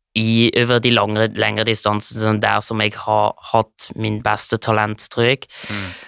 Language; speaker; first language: Norwegian; early bilingual, heritage; Norwegian